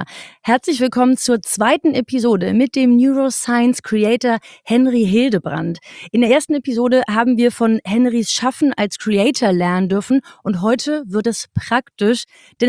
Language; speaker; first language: German; native; German